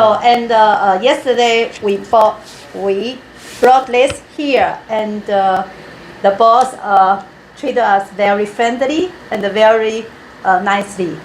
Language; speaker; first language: English; non-native, learner; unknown